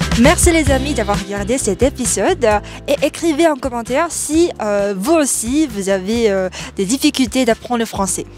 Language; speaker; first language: French; non-native, fluent; Korean